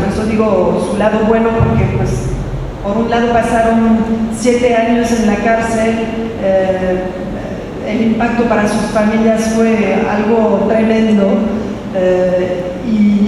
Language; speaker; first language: Spanish; non-native, fluent; French